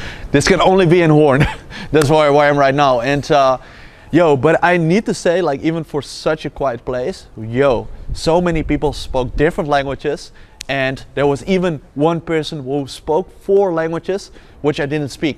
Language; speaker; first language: English; non-native, fluent; Dutch